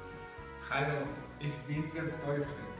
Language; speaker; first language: German; non-native, learner; English